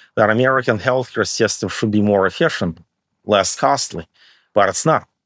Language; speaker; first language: English; early bilingual, other home language; Russian